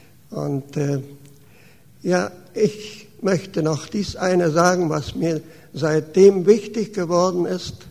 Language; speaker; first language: German; early bilingual, heritage; German